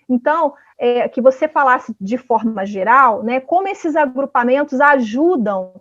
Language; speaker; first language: Portuguese; native; Portuguese